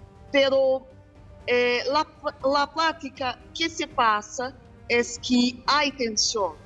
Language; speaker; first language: Spanish; non-native, fluent; Portuguese